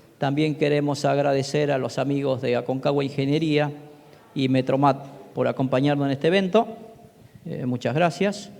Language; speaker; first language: Spanish; native; Spanish